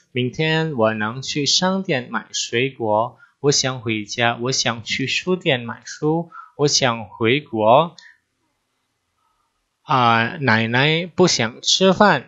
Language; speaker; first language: Chinese; non-native, fluent; Indonesian